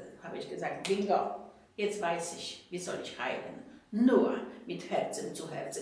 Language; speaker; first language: German; non-native, fluent; Polish